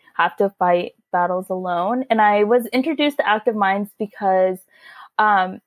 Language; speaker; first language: English; early bilingual, other home language; Hindi